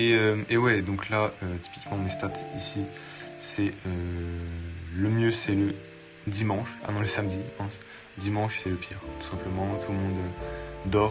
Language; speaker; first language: French; native; French